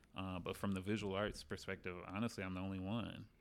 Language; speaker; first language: English; native; English